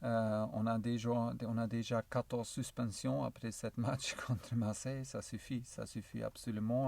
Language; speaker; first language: French; non-native, learner; German